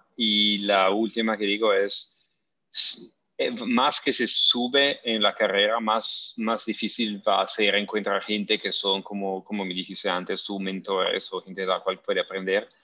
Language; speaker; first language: Spanish; non-native, fluent; Italian